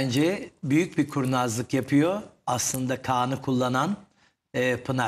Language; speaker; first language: Turkish; native; Turkish